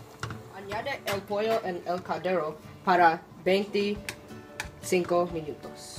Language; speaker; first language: Spanish; non-native, learner; English